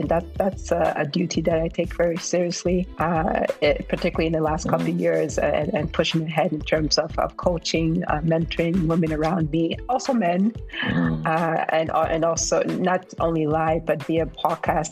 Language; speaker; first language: English; native; English